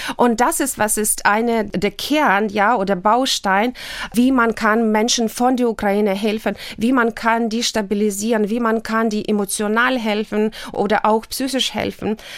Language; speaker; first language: German; non-native, fluent; Russian